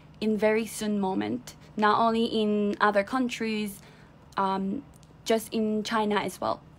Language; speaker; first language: English; non-native, learner; Chinese